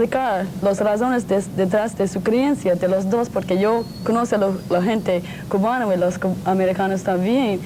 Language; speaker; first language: Spanish; non-native, learner; English